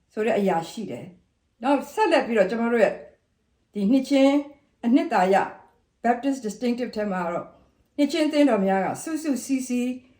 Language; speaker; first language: Burmese; non-native, local second language; S'gaw Karen